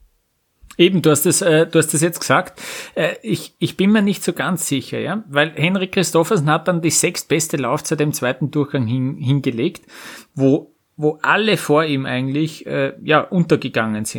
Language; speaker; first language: German; native; German